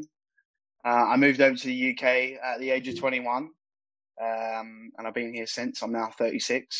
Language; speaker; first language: English; native; English